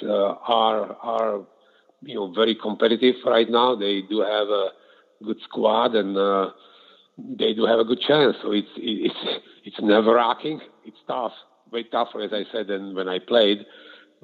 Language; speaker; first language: English; non-native, fluent; Slovak